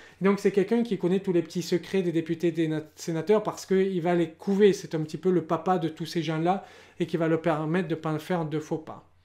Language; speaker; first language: French; native; French